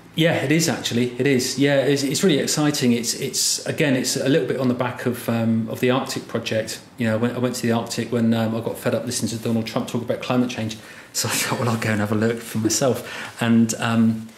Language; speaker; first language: English; native; English